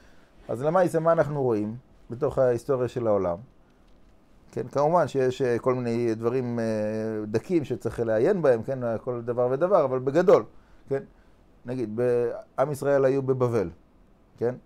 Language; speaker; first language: Hebrew; non-native, fluent; English